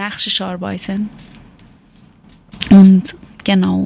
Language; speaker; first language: German; non-native, learner; Persian